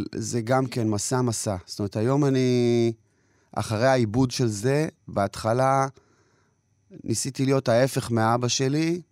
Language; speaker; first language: Hebrew; native; Hebrew